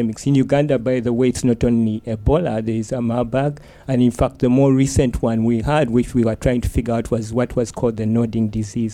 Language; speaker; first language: English; non-native, local second language; Ganda